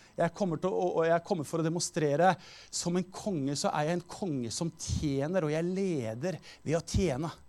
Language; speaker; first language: Norwegian; native; Norwegian